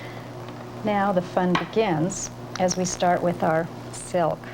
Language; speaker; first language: English; native; English